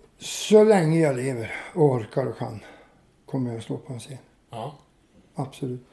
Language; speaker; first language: Swedish; native; Swedish